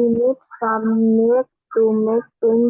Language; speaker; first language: English; non-native, learner; Indonesian